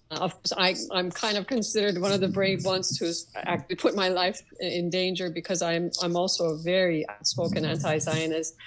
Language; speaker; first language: English; early bilingual, other home language; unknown